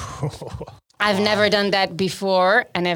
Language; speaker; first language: English; non-native, fluent; Italian